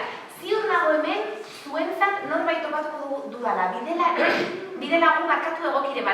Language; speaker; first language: Basque; native; Basque